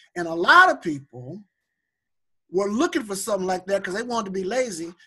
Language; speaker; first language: English; native; English